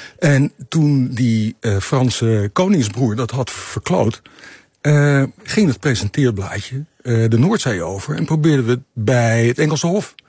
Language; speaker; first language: Dutch; native; Dutch